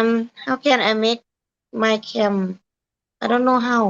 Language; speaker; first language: English; non-native, learner; Thai